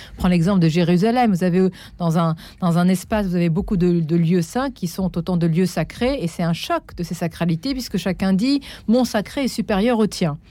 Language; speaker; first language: French; non-native, local second language; Arabic